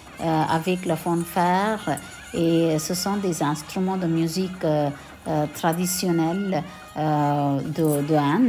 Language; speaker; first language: French; non-native, local second language; Tamil